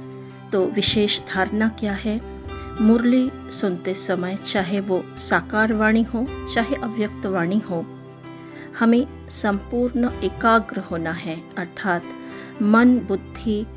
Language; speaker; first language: Hindi; native; Hindi